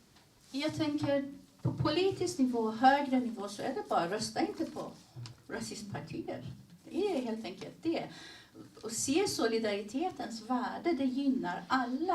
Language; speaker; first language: Swedish; early bilingual, other home language; Persian